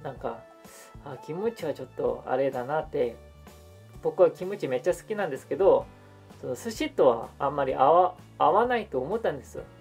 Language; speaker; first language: Japanese; non-native, fluent; Korean